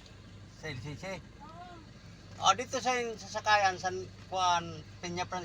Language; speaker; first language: Filipino; non-native, local second language; Bikol